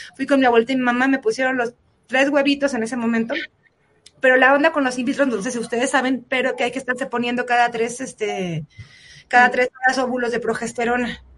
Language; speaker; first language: Spanish; native; Spanish